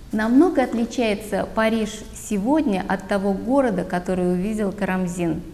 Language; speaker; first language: Russian; native; Russian